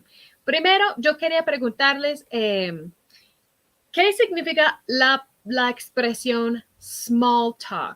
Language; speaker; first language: Spanish; non-native, fluent; English